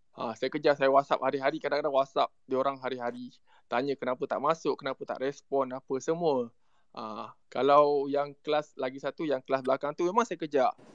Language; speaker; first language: Malay; native; Malay